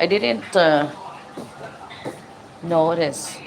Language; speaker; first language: English; non-native, learner; Filipino